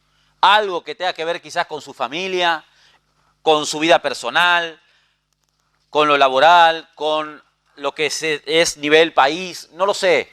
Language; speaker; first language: Spanish; native; Spanish